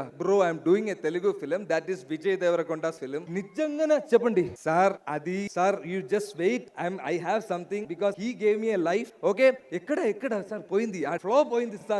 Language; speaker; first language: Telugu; non-native, learner; Malayalam